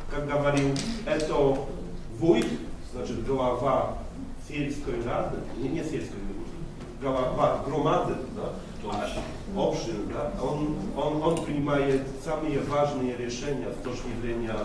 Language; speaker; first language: Russian; non-native, fluent; Polish